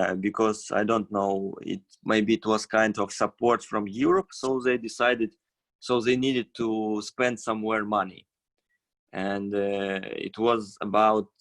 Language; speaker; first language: English; non-native, fluent; Russian